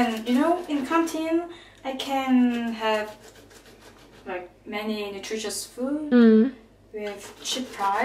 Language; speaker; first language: English; non-native, learner; Korean